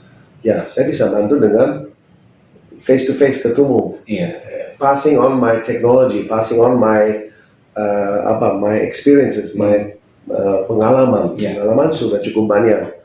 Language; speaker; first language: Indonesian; non-native, fluent; English